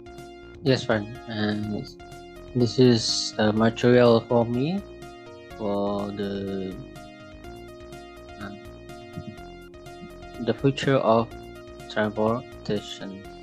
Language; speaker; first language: English; non-native, learner; Indonesian